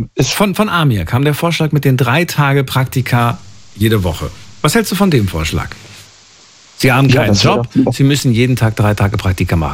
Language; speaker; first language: German; native; German